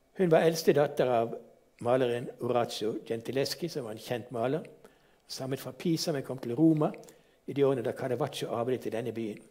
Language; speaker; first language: Norwegian; native; Norwegian